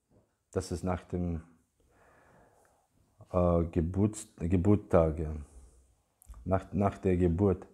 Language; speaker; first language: German; non-native, fluent; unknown